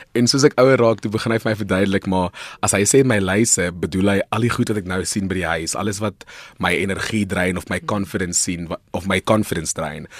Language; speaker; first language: Afrikaans; non-native, local second language; Northern Sotho